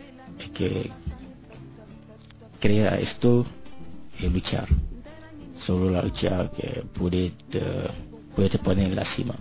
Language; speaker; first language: Spanish; non-native, learner; French